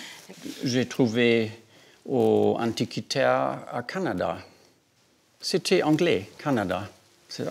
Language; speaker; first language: French; non-native, learner; German